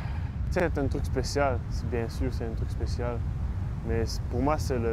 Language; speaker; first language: French; non-native, local second language; Dutch